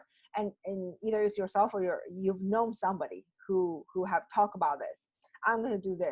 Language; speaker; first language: English; non-native, fluent; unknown